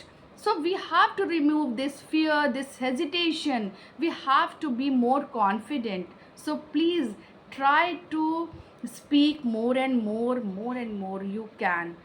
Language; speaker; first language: English; non-native, local second language; Hindi